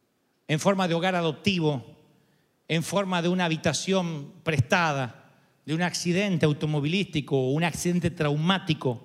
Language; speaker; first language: Spanish; native; Spanish